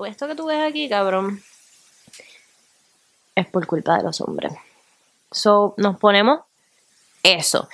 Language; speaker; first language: Spanish; native; Spanish